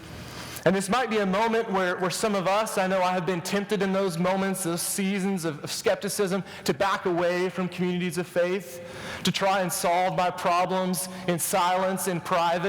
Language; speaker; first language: English; native; English